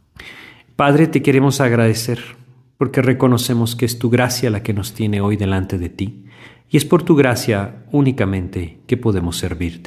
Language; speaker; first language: Spanish; native; Spanish